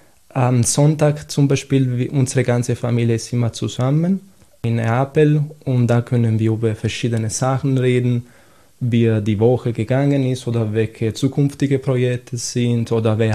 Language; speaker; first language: German; non-native, fluent; Italian